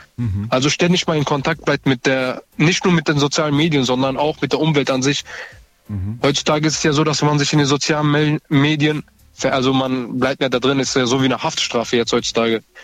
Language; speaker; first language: German; early bilingual, other home language; Turkish